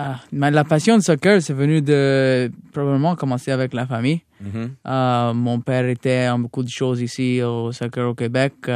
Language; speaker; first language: French; non-native, local second language; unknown